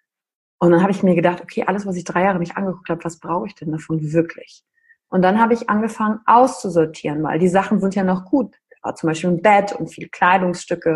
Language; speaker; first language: German; native; German